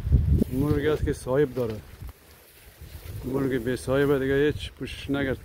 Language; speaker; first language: Persian; native; Persian